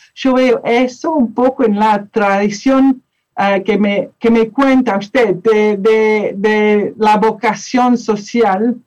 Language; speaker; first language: Spanish; non-native, fluent; English